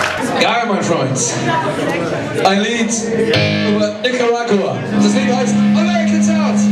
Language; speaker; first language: German; non-native, learner; English